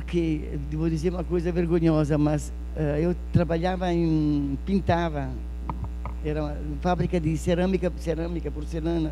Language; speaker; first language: Portuguese; non-native, fluent; Italian